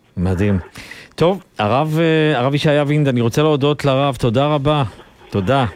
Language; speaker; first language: Hebrew; native; Hebrew